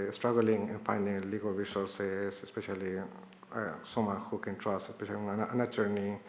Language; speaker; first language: English; non-native, fluent; Spanish